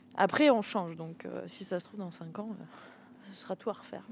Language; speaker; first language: French; native; French